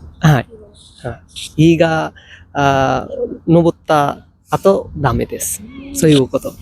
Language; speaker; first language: Japanese; non-native, learner; Bangla